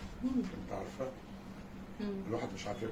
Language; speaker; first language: Arabic; native; Arabic